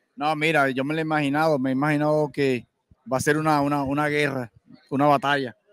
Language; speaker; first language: Spanish; native; Spanish